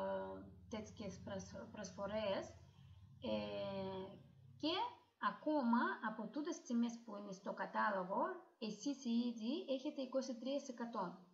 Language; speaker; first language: Greek; non-native, learner; Russian